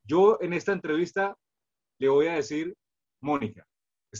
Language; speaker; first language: Spanish; native; Spanish